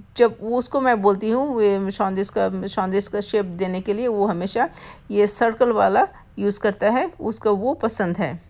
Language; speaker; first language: Hindi; non-native, local second language; Bangla